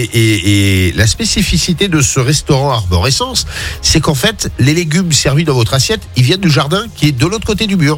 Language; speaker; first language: French; native; French